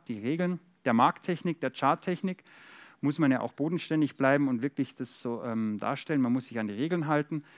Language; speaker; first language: German; native; German